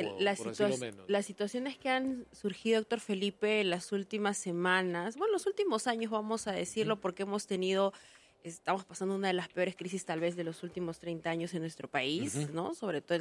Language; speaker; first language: Spanish; native; Spanish